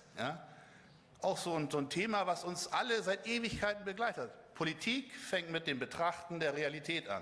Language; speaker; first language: German; native; German